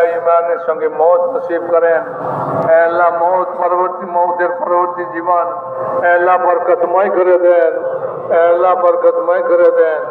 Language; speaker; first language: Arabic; non-native, fluent; Bangla